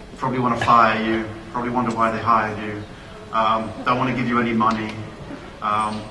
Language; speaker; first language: English; native; English